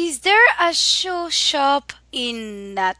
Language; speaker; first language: English; non-native, learner; Spanish